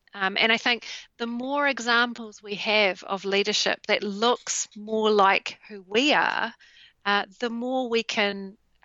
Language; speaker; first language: English; native; English